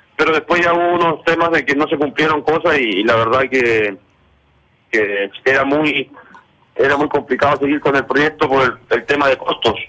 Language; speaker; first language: Spanish; native; Spanish